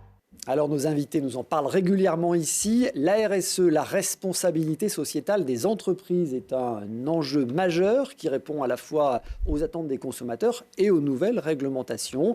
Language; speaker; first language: French; native; French